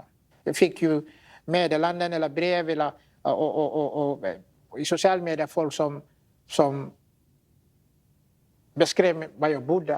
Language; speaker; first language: Swedish; non-native, fluent; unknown